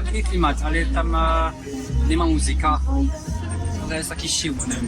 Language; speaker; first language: Polish; non-native, learner; French